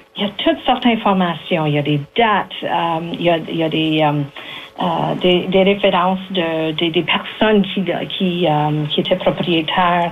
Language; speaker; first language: French; native; French